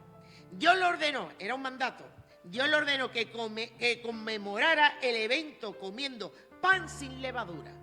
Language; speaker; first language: Spanish; native; Spanish